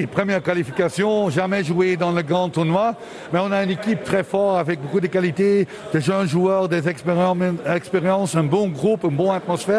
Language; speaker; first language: French; non-native, local second language; Dutch